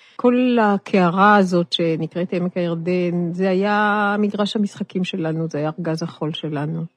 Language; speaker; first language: Hebrew; native; Hebrew